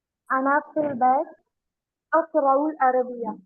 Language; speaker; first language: Arabic; non-native, learner; Urdu